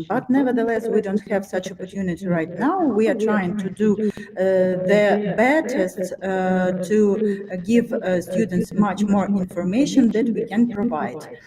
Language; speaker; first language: English; non-native, fluent; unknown